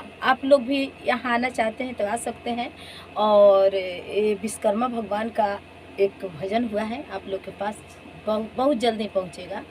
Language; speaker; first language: Hindi; non-native, local second language; Bhojpuri